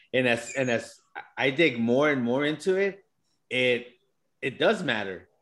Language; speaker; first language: English; early bilingual, other home language; Spanish